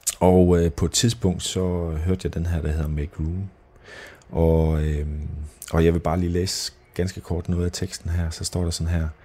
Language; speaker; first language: Danish; native; Danish